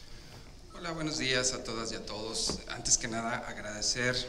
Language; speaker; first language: Spanish; native; Spanish